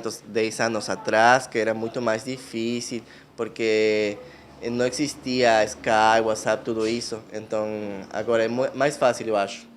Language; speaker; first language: Portuguese; non-native, learner; Spanish